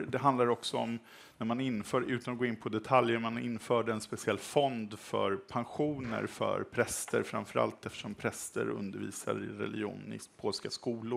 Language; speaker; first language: Swedish; native; Swedish